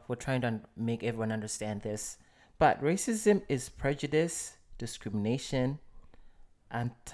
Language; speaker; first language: English; non-native, local second language; Nyanja